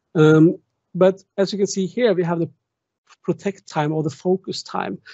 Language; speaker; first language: English; non-native, fluent; German